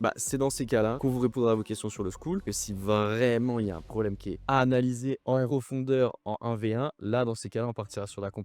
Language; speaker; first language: French; native; French